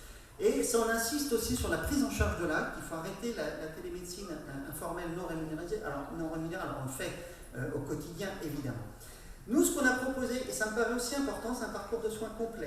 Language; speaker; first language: French; native; French